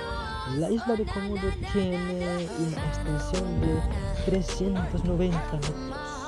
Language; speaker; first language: Spanish; non-native, learner; Indonesian